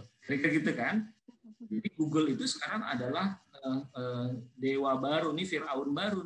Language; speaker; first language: Indonesian; native; Indonesian